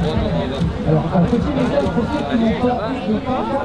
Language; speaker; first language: French; native; French